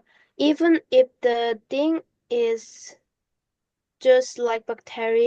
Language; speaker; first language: English; non-native, learner; Korean